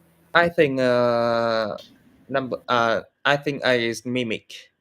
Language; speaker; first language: English; non-native, learner; Vietnamese